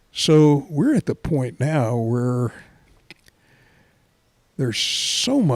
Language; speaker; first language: English; native; English